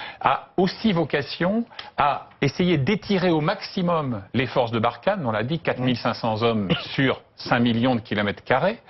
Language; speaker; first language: French; native; French